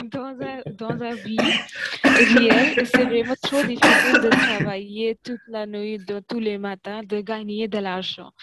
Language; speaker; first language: French; non-native, learner; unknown